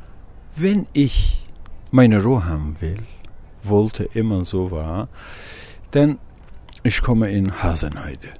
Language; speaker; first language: German; non-native, learner; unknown